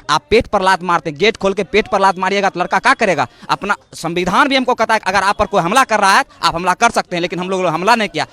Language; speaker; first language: Hindi; native; Hindi